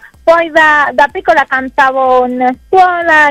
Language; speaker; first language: Italian; non-native, fluent; Spanish